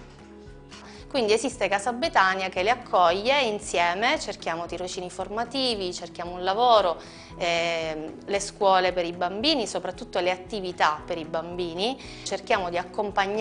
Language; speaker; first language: Italian; native; Italian